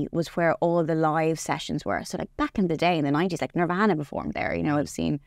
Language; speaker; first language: English; native; English